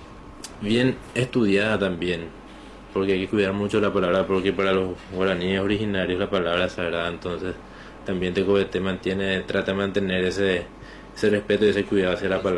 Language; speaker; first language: Spanish; native; Spanish